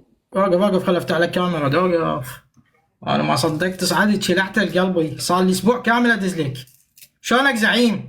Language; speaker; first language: Arabic; native; Arabic